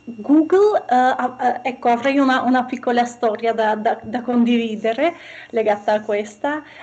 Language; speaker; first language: Italian; non-native, fluent; Albanian